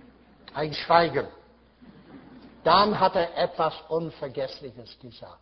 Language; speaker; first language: German; non-native, fluent; English